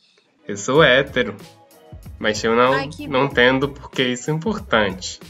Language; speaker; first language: Portuguese; non-native, fluent; Spanish